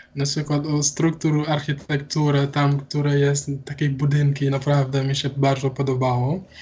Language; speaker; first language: Polish; non-native, learner; Wolof